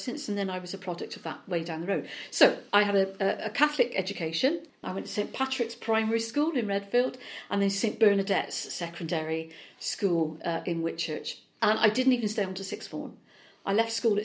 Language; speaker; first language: English; native; English